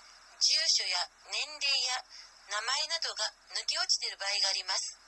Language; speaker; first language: Japanese; native; Japanese